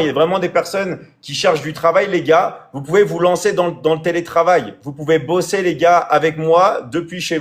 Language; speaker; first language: French; native; French